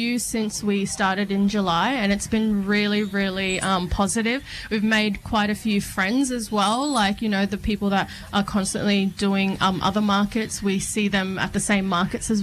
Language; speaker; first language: English; native; English